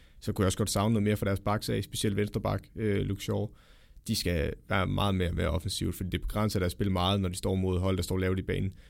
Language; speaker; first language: Danish; native; Danish